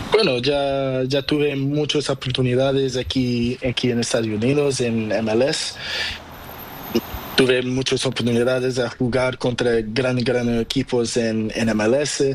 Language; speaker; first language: Spanish; non-native, learner; Portuguese